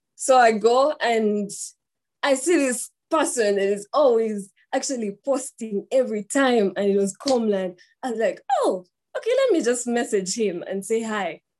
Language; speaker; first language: English; non-native, local second language; Ganda